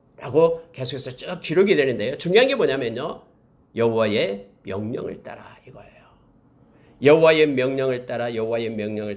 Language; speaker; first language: Korean; native; Korean